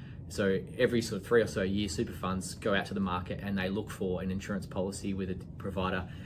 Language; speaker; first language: English; native; English